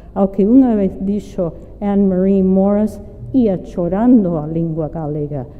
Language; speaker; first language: Portuguese; non-native, fluent; English